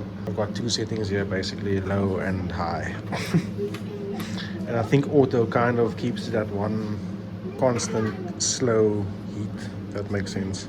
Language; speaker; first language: English; native; English